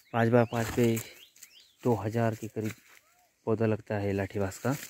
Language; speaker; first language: Hindi; non-native, local second language; Marathi